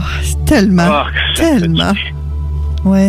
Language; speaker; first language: French; native; French